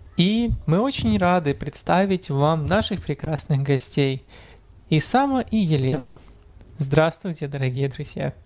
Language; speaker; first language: Russian; non-native, fluent; Arabic